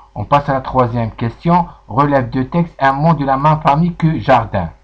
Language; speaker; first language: French; non-native, local second language; Arabic